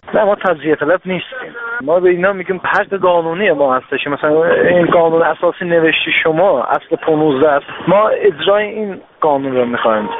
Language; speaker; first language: Persian; non-native, local second language; Azerbaijani